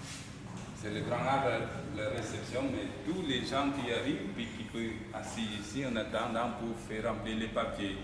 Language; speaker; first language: French; non-native, learner; Khmer